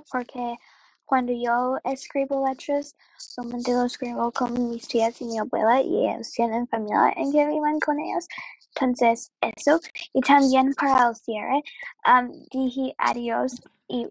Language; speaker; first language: Spanish; non-native, learner; English